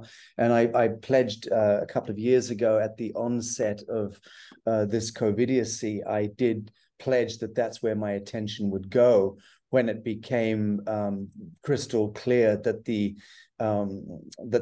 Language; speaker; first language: English; native; English